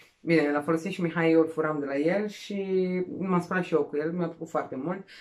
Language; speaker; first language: Romanian; non-native, local second language; Serbian